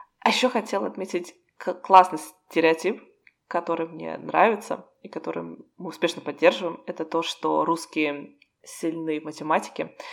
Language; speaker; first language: Russian; native; Russian